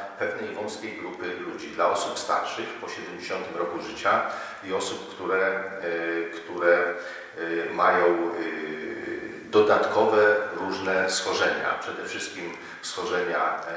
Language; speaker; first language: Polish; native; Polish